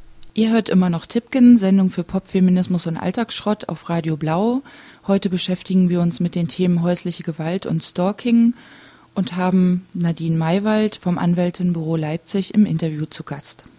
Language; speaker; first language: German; native; German